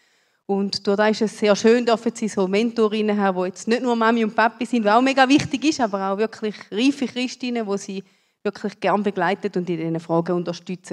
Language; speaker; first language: German; native; German